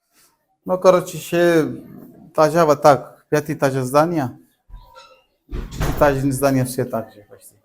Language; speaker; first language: Russian; non-native, learner; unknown